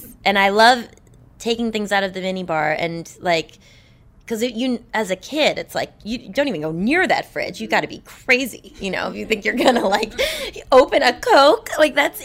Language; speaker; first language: English; native; English